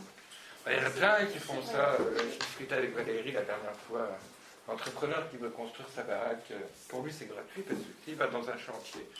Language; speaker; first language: French; native; French